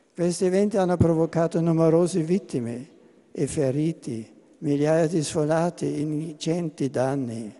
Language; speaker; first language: Italian; non-native, fluent; German